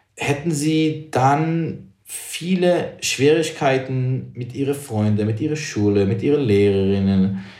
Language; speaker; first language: German; non-native, fluent; English